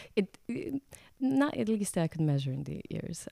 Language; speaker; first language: English; non-native, fluent; Croatian